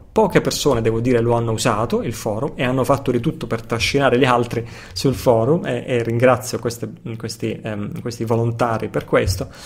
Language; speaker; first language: Italian; native; Italian